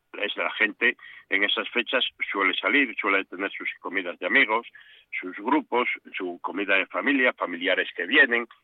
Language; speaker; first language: Spanish; native; Spanish